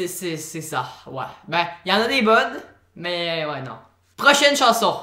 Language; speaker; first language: French; native; French